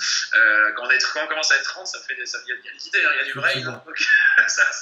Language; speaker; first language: French; native; French